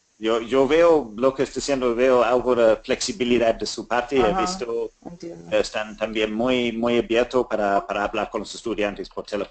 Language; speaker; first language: Spanish; non-native, fluent; English